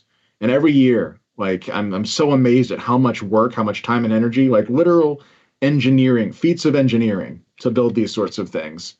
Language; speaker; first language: English; native; English